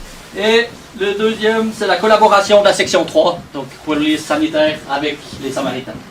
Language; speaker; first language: French; native; French